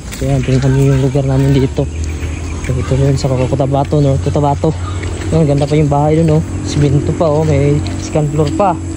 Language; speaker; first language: Filipino; non-native, local second language; Cebuano